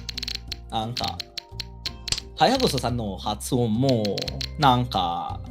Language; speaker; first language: Japanese; non-native, learner; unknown